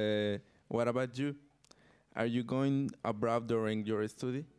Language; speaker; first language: English; non-native, learner; Spanish